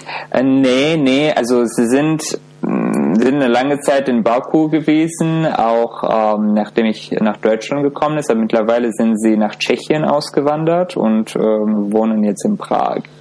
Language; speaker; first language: German; non-native, fluent; Azerbaijani